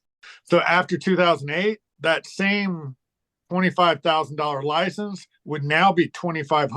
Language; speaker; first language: English; native; English